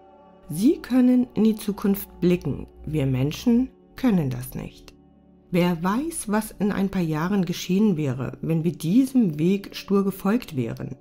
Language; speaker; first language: German; native; German